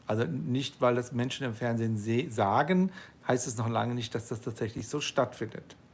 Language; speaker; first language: German; native; German